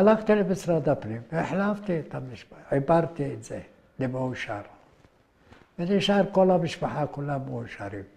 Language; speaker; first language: Hebrew; early bilingual, other home language; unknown